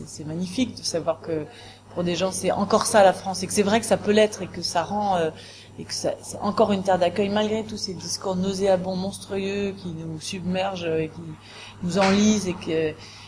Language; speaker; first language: French; native; French